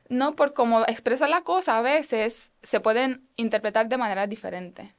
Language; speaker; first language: Spanish; non-native, fluent; Romanian